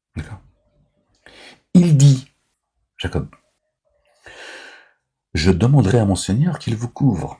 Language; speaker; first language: French; native; French